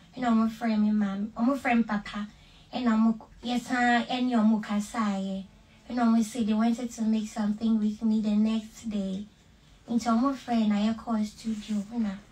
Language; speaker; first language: English; non-native, local second language; Akan